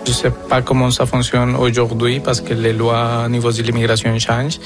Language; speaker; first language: French; non-native, fluent; Spanish